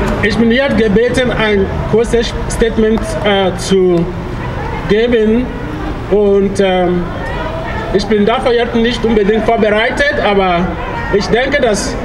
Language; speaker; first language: German; non-native, fluent; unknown